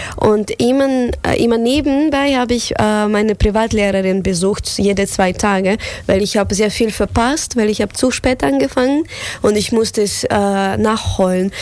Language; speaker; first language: German; non-native, fluent; Russian